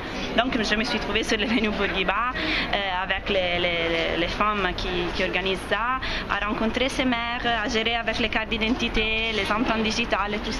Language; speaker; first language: French; non-native, fluent; Italian